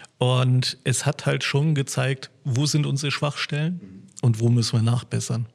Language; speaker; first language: German; native; German